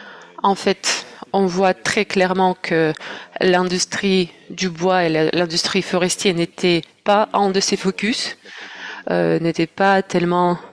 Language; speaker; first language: French; non-native, fluent; Russian